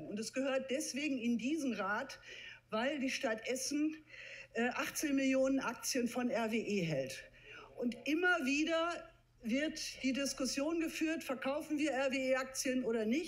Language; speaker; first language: German; native; German